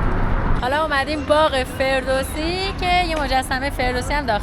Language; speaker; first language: Persian; native; Persian